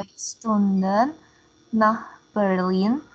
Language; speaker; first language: German; non-native, learner; Indonesian